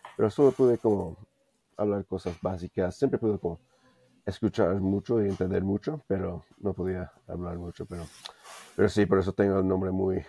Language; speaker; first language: Spanish; non-native, fluent; English